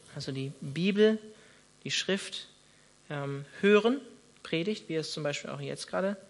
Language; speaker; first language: German; native; German